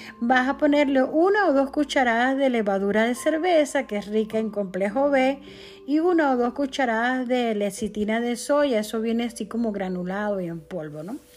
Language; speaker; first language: Spanish; native; Spanish